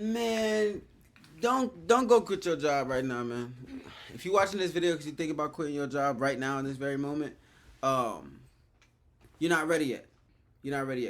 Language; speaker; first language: English; native; English